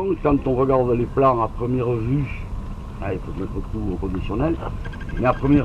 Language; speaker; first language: French; native; French